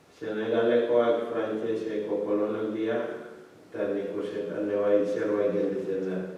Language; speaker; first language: Basque; non-native, learner; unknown